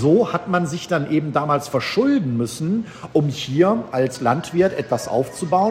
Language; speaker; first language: German; native; German